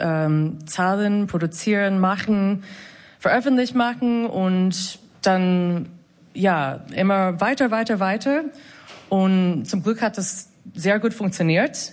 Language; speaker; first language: German; non-native, fluent; English